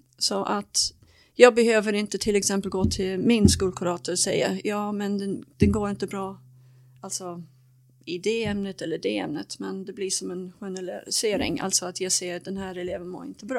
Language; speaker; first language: Swedish; non-native, fluent; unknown